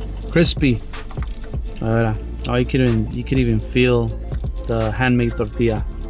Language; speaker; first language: English; early bilingual, other home language; Spanish